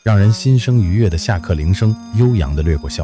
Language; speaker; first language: Chinese; native; Chinese